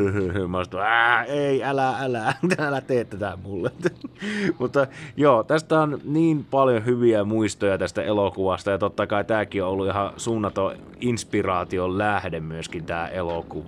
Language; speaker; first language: Finnish; native; Finnish